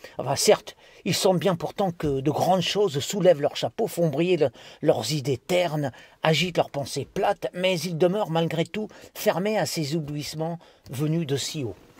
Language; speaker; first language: French; native; French